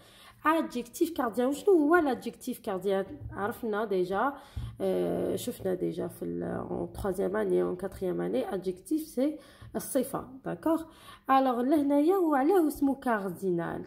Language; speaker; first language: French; non-native, local second language; Arabic